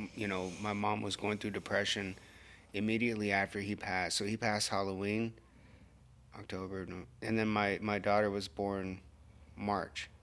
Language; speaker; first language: English; native; English